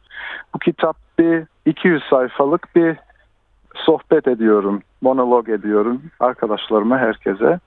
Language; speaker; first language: Turkish; early bilingual, heritage; Turkish